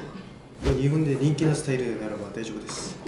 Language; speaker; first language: Japanese; non-native, learner; Korean